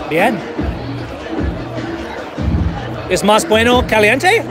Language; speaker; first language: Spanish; non-native, learner; English